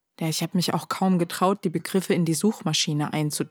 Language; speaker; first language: German; early bilingual, other home language; Turkish